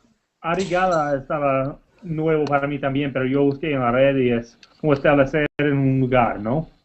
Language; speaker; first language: Spanish; non-native, learner; English